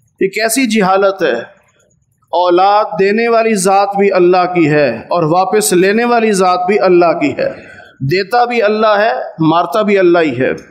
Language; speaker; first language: Urdu; non-native, local second language; Punjabi